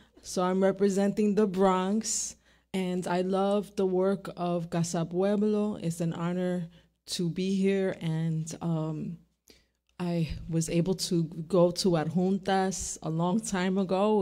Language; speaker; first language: English; early bilingual, other home language; Spanish